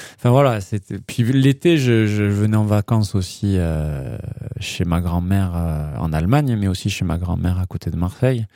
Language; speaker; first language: French; early bilingual, heritage; German